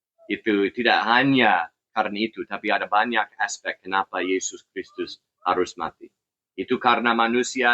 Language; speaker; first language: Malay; non-native, fluent; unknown